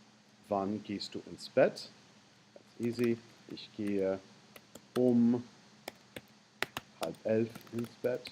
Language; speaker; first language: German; non-native, fluent; English